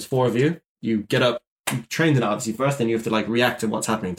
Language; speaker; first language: English; native; English